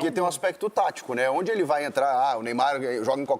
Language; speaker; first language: Portuguese; native; Portuguese